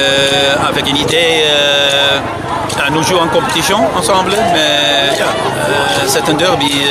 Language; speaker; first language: French; non-native, learner; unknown